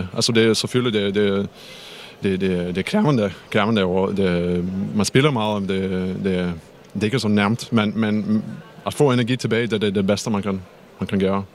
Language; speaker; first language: Danish; non-native, fluent; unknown